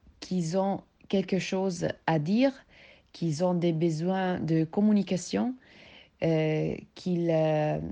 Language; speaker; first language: French; non-native, learner; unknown